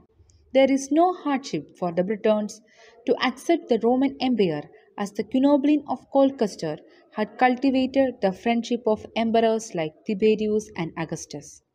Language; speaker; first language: English; non-native, local second language; Malayalam